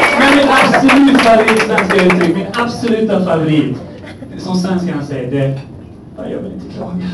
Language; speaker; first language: Swedish; early bilingual, other home language; Persian